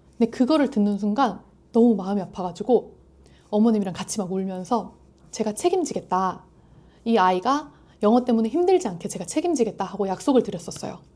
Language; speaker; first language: Korean; native; Korean